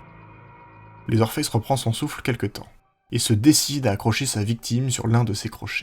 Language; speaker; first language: French; native; French